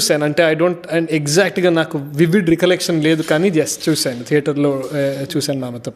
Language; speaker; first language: Telugu; early bilingual, heritage; Telugu